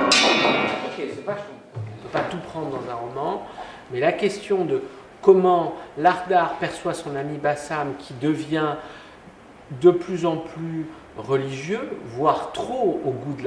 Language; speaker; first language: French; native; French